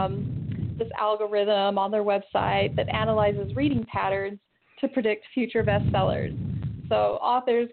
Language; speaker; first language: English; native; English